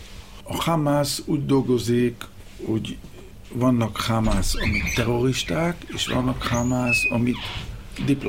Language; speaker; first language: Hungarian; early bilingual, heritage; Hebrew